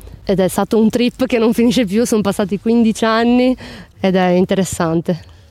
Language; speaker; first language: Italian; native; Italian